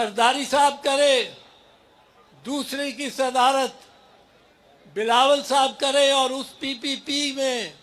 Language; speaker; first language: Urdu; non-native, local second language; Punjabi